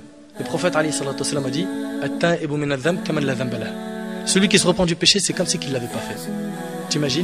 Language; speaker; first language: French; native; French